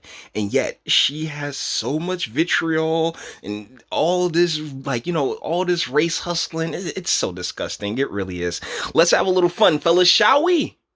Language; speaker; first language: English; native; English